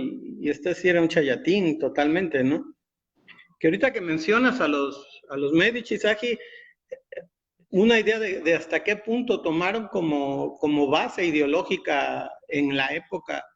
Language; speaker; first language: Spanish; native; Spanish